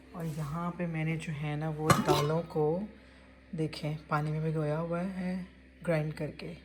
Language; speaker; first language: Urdu; native; Urdu